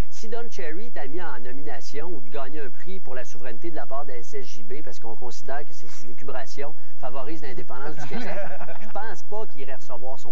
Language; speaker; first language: French; native; French